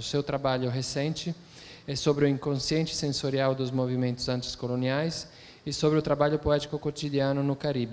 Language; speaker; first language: Portuguese; non-native, fluent; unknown